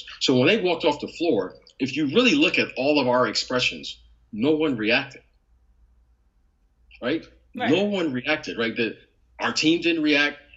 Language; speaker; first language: English; native; English